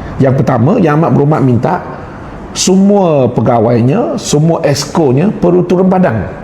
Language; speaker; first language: Malay; non-native, local second language; Chinese